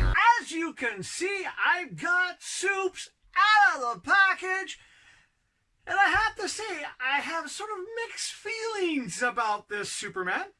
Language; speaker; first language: English; native; English